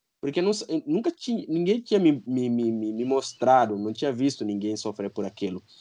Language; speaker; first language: Portuguese; non-native, local second language; Upper Guinea Crioulo